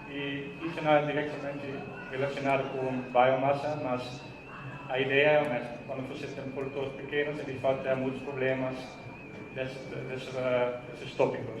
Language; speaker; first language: Portuguese; non-native, fluent; Dutch